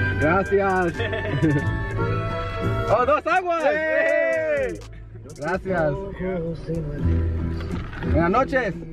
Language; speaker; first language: Spanish; early bilingual, heritage; Spanish